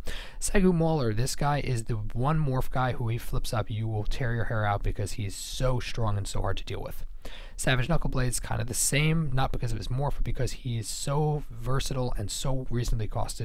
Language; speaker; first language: English; native; English